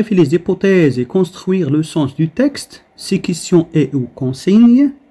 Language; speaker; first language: French; non-native, local second language; Arabic